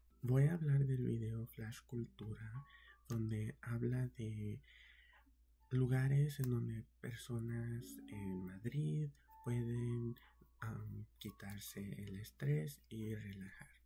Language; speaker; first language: Spanish; early bilingual, heritage; Spanish